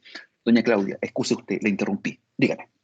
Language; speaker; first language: Spanish; native; Spanish